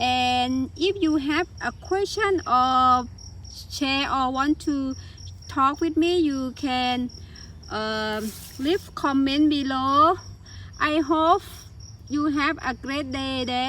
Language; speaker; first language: English; non-native, learner; Thai